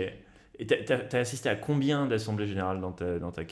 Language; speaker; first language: French; native; French